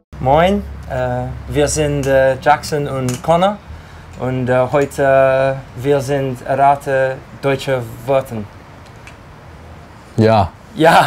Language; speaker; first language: German; non-native, learner; English